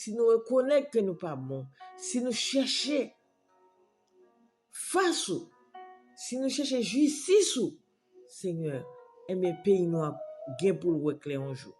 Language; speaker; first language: French; non-native, local second language; Haitian Creole